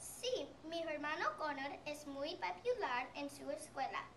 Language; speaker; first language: Spanish; non-native, learner; English